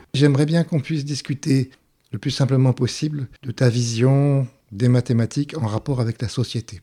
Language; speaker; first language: French; native; French